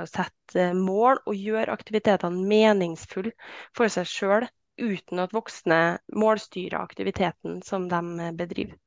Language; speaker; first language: Norwegian; native; Norwegian